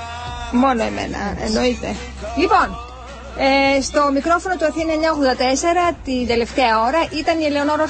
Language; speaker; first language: Greek; native; Greek